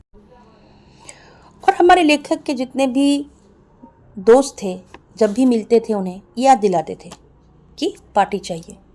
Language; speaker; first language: Hindi; non-native, local second language; Assamese